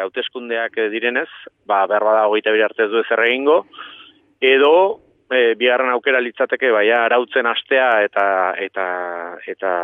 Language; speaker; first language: Basque; native; Basque